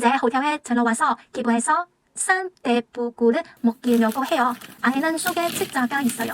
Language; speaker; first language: Korean; non-native, learner; Cantonese